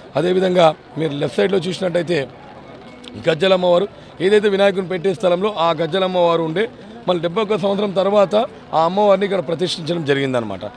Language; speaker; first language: Telugu; native; Telugu